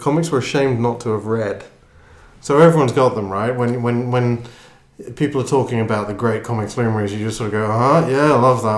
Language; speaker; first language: English; native; English